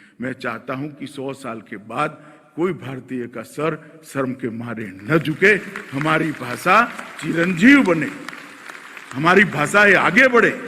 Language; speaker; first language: Hindi; non-native, local second language; Gujarati